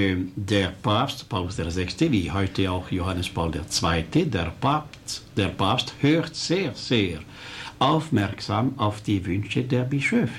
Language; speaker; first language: German; non-native, local second language; French